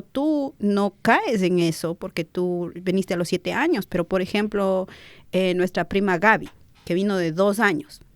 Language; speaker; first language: Spanish; native; Spanish